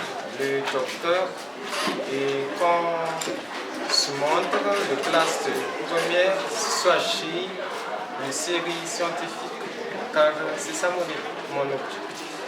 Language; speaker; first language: French; non-native, learner; Malagasy